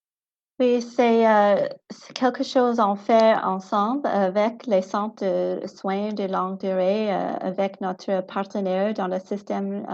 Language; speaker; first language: French; non-native, local second language; English